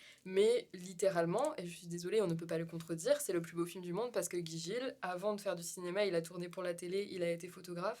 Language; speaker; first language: French; native; French